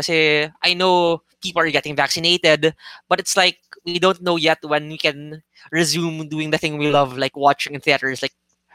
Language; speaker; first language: English; non-native, local second language; Filipino